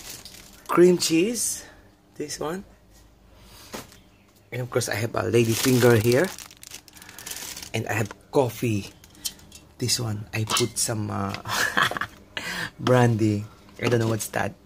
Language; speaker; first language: English; non-native, local second language; Filipino